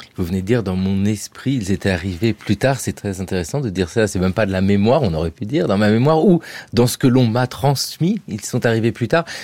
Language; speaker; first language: French; native; French